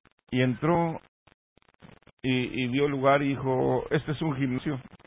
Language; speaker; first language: Spanish; native; Spanish